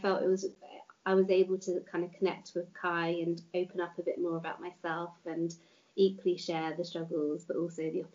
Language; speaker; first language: English; native; English